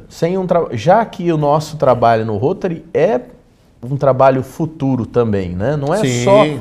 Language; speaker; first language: Portuguese; native; Portuguese